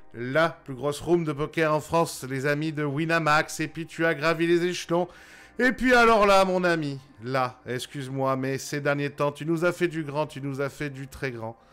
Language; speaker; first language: French; native; French